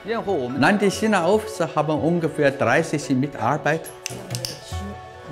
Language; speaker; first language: German; non-native, learner; Chinese